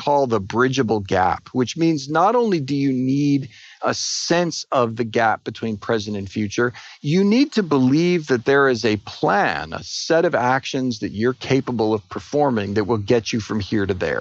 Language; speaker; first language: English; native; English